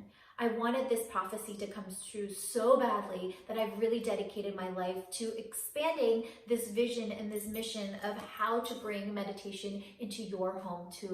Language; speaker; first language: English; native; English